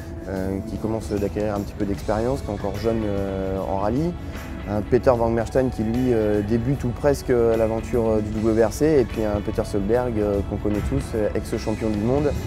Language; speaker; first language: French; native; French